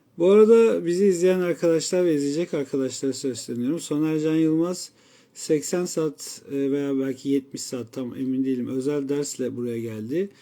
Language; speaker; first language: Turkish; native; Turkish